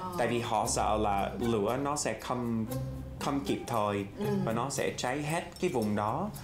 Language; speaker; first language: Vietnamese; non-native, fluent; English